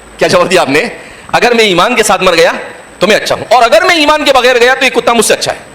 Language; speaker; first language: Urdu; non-native, local second language; Gujarati